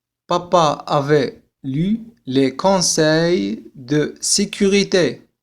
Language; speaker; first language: French; non-native, fluent; Arabic